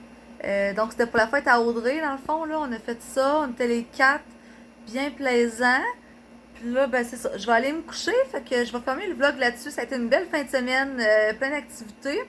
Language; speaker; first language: French; native; French